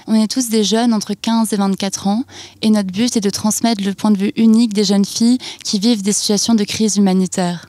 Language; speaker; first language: French; native; French